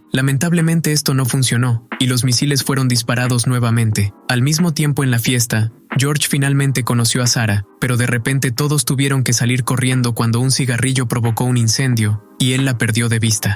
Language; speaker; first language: Spanish; native; Spanish